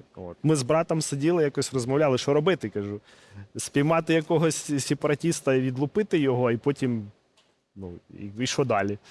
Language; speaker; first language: Ukrainian; non-native, local second language; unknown